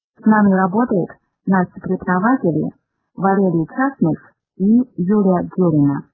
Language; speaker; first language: Russian; non-native, fluent; Chinese